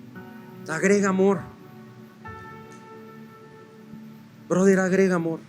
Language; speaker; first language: Spanish; native; Spanish